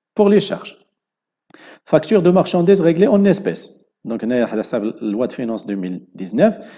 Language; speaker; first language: French; non-native, local second language; Arabic